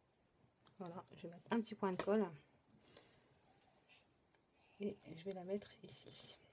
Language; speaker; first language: French; native; French